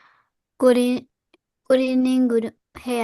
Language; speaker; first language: Japanese; non-native, learner; Indonesian